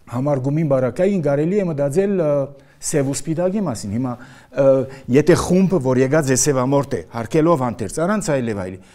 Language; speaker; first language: Armenian; early bilingual, heritage; Armenian